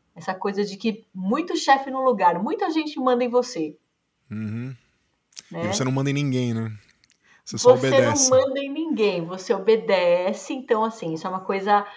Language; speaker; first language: Portuguese; native; Portuguese